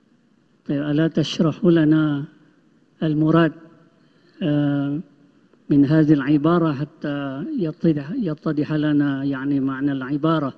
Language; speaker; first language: Arabic; non-native, fluent; Malay